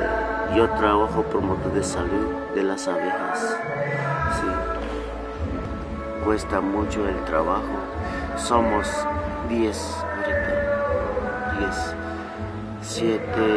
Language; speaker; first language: Spanish; non-native, local second language; Tzotzil